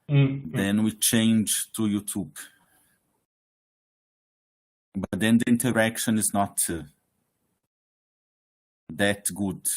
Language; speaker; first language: English; non-native, fluent; Portuguese